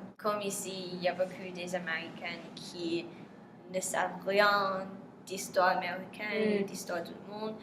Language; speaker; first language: French; non-native, learner; English